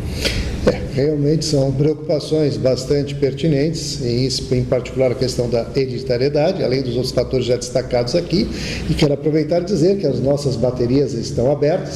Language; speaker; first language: Portuguese; native; Portuguese